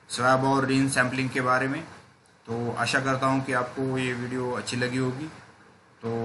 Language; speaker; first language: Hindi; non-native, local second language; Marathi